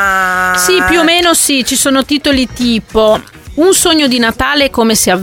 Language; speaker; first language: Italian; native; Italian